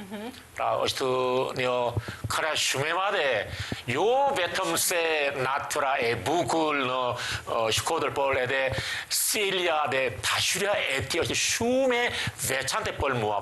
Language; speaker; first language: Albanian; non-native, learner; Korean